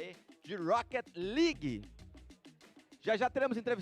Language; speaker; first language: Portuguese; native; Portuguese